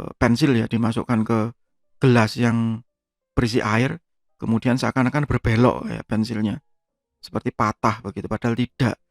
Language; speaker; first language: Indonesian; native; Indonesian